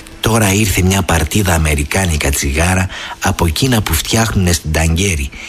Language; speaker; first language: Greek; native; Greek